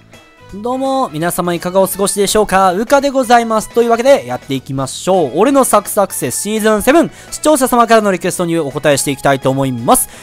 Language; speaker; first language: Japanese; native; Japanese